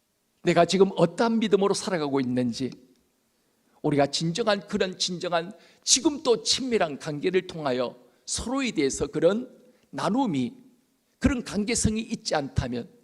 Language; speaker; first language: Korean; native; Korean